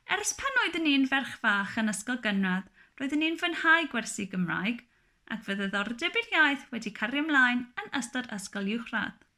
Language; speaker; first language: Welsh; non-native, local second language; English